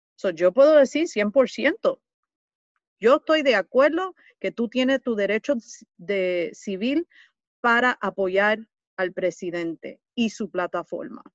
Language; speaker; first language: Spanish; early bilingual, heritage; Spanish